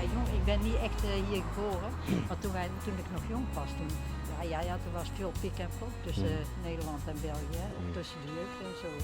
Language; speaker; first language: Dutch; native; Dutch